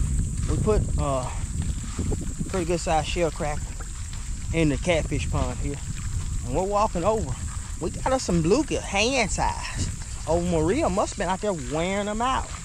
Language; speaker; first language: English; native; English